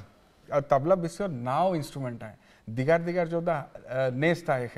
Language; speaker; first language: Persian; non-native, learner; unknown